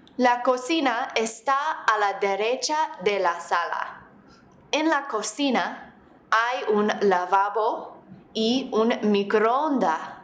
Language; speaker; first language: Spanish; non-native, fluent; English